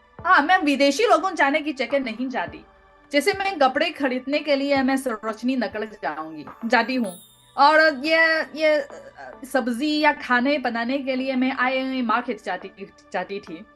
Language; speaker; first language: Hindi; non-native, learner; Chinese